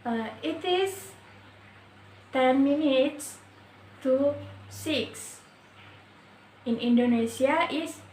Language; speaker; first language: English; non-native, learner; Indonesian